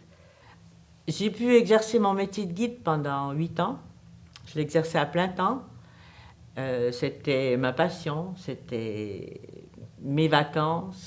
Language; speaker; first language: French; native; French